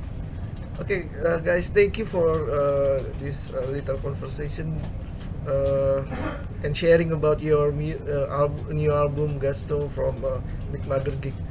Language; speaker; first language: English; non-native, learner; Indonesian